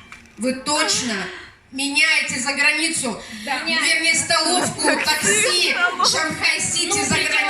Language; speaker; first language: Russian; native; Russian